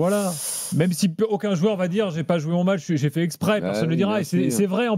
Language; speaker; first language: French; native; French